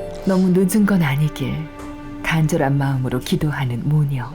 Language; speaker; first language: Korean; native; Korean